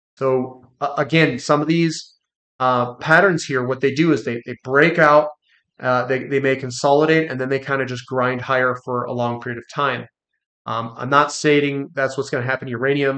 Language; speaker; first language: English; native; English